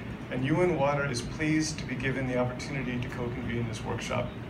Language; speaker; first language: English; native; English